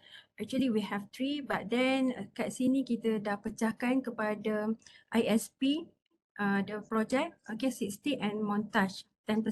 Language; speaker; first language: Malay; native; Malay